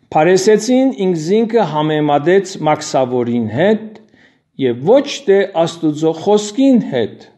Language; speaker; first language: Armenian; native; Armenian